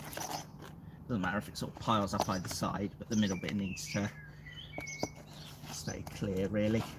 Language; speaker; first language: English; native; English